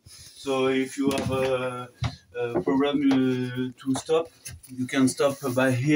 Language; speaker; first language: English; non-native, learner; French